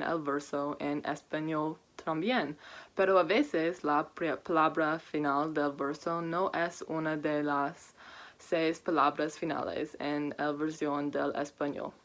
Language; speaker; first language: Spanish; non-native, learner; English